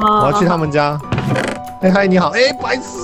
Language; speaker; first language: Chinese; native; Chinese